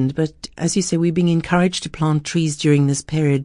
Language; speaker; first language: English; native; English